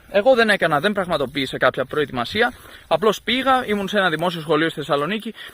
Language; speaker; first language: Greek; native; Greek